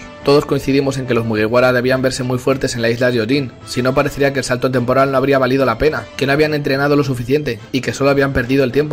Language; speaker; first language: Spanish; native; Spanish